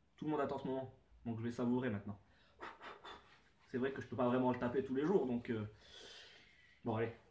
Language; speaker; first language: French; native; French